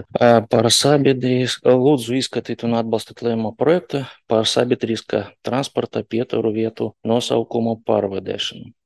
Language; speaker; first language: Latvian; non-native, local second language; Russian